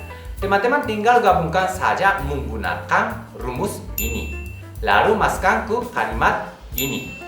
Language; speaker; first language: Indonesian; non-native, fluent; Japanese